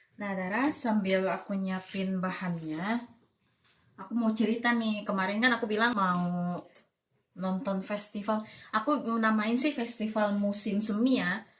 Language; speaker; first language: Indonesian; native; Indonesian